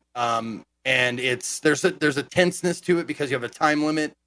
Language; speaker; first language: English; native; English